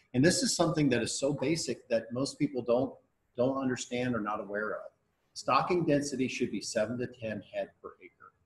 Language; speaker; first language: English; native; English